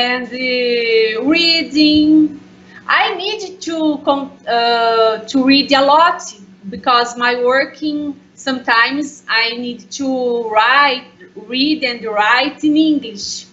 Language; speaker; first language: English; non-native, learner; Portuguese